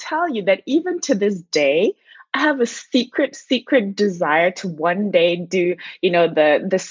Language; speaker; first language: English; non-native, local second language; Shona